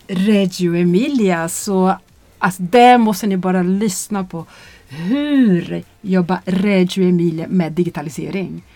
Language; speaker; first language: Swedish; non-native, fluent; Portuguese